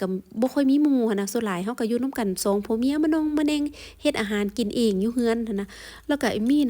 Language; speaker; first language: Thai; non-native, local second language; Northeastern Thai